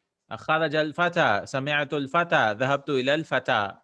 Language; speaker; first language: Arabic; non-native, fluent; English